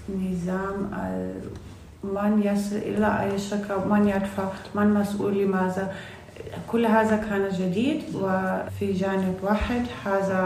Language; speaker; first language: Arabic; non-native, learner; Russian